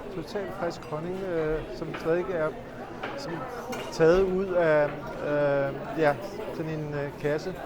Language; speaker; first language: Danish; early bilingual, other home language; Urdu